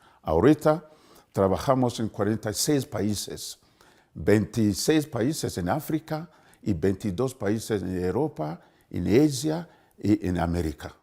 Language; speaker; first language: Spanish; non-native, fluent; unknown